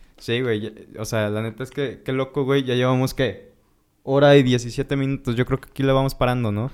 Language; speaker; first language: Spanish; native; Spanish